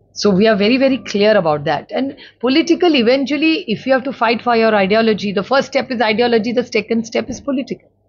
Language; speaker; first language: English; non-native, local second language; Marathi